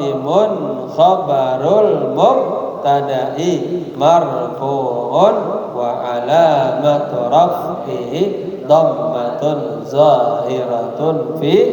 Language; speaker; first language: Arabic; non-native, fluent; Indonesian